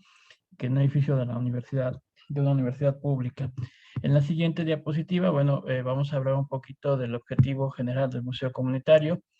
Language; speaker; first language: Spanish; native; Spanish